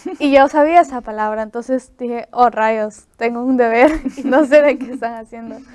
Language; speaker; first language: Spanish; native; Spanish